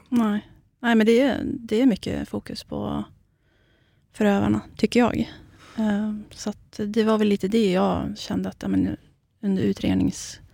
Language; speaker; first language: Swedish; early bilingual, other home language; Kurdish